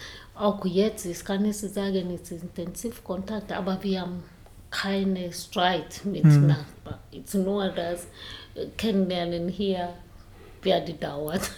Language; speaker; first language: German; non-native, learner; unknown